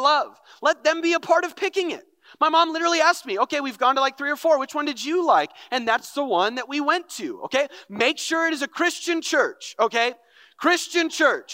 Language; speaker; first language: English; native; English